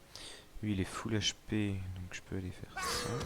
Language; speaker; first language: French; native; French